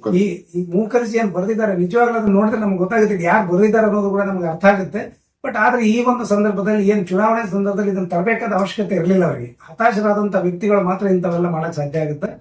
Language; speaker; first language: Kannada; native; Kannada